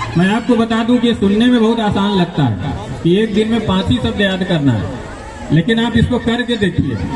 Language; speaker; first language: Hindi; native; Hindi